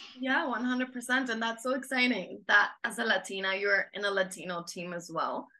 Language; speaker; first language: English; non-native, fluent; Spanish